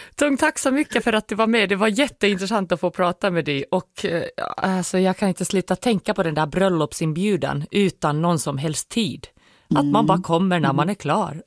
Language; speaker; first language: Swedish; native; Swedish